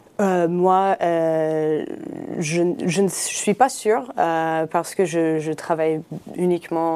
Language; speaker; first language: French; non-native, fluent; English